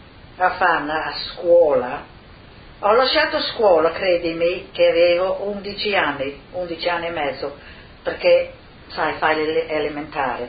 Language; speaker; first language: Italian; non-native, local second language; Friulian